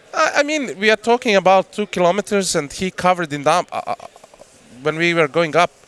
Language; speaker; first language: English; non-native, fluent; Croatian